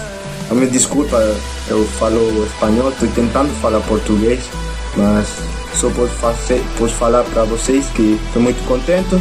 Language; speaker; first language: Portuguese; non-native, learner; Spanish